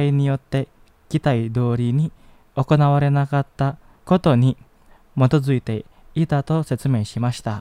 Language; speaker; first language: Japanese; non-native, fluent; Indonesian